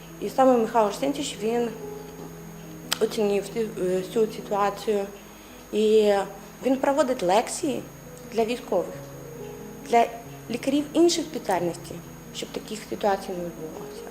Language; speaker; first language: Ukrainian; native; Ukrainian